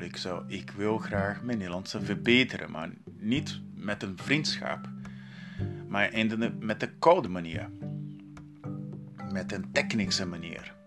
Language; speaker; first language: Dutch; non-native, learner; Portuguese